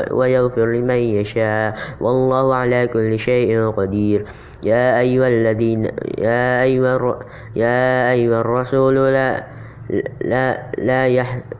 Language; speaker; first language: Arabic; non-native, learner; Indonesian